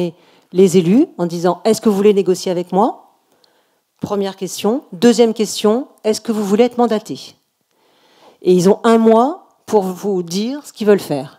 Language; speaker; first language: French; native; French